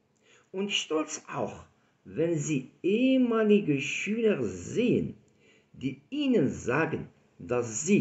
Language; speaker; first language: German; non-native, fluent; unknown